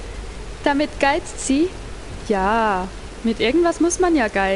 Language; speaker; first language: German; native; German